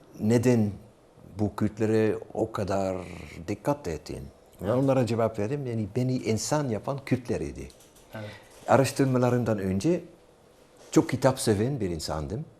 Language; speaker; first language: Turkish; non-native, fluent; Dutch